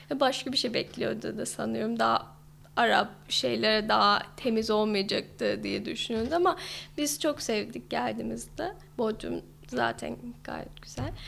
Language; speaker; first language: Turkish; non-native, fluent; English